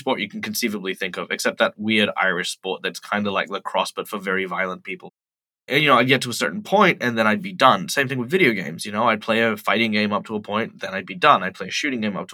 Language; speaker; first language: English; native; English